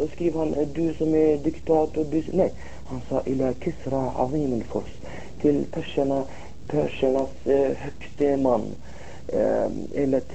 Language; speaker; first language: Swedish; non-native, fluent; Arabic